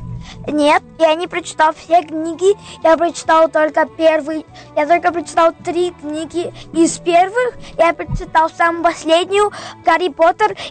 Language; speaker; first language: Russian; early bilingual, heritage; Russian